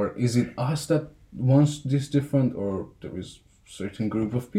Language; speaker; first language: English; non-native, fluent; Persian